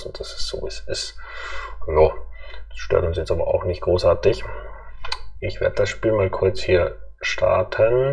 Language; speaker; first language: German; native; German